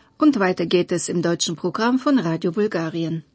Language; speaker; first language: German; non-native, fluent; Bulgarian